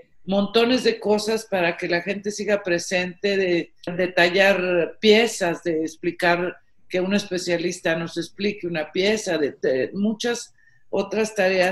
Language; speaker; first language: Spanish; native; Spanish